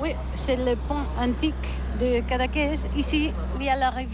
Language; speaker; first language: French; non-native, learner; Catalan